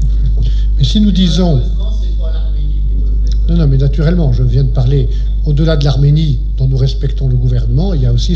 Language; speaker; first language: French; native; French